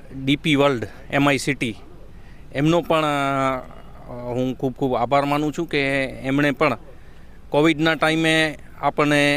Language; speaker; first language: Gujarati; non-native, local second language; Kachhi